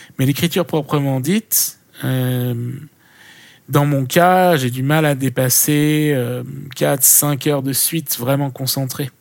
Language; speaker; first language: French; native; French